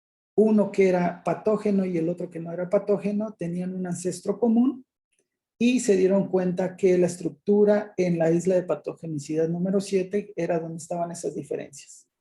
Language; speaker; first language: Spanish; native; Spanish